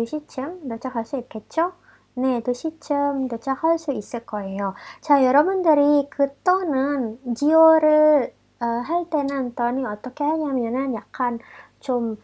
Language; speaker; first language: Korean; non-native, fluent; Indonesian